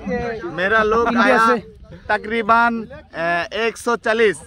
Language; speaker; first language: Hindi; non-native, learner; Bangla